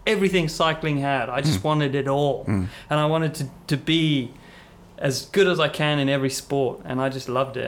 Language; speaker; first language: English; native; English